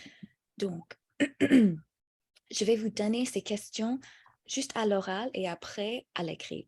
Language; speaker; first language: French; non-native, fluent; English